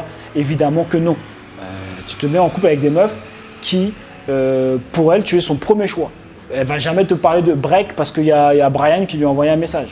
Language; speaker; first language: French; native; French